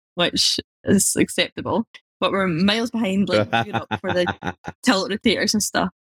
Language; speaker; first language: English; native; English